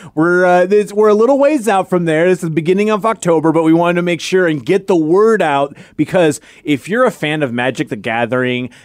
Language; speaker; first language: English; native; English